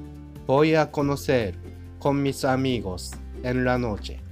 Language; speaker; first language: Spanish; non-native, learner; Japanese